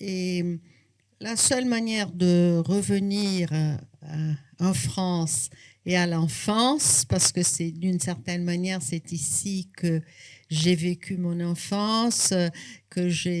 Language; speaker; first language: French; non-native, fluent; Portuguese